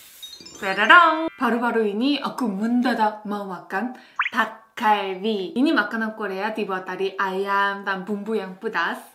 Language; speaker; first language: Indonesian; non-native, fluent; Korean